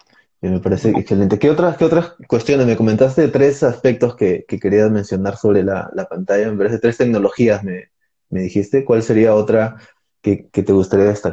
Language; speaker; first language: Spanish; native; Spanish